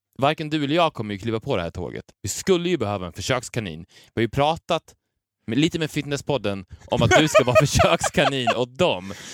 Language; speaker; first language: Swedish; native; Swedish